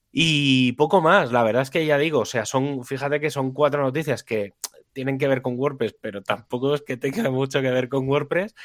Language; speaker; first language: Spanish; native; Spanish